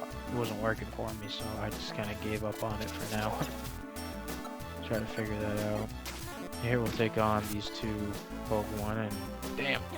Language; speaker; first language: English; native; English